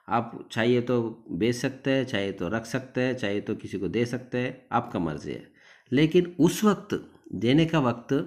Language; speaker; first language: Hindi; non-native, local second language; Telugu